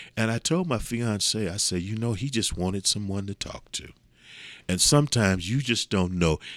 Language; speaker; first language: English; native; English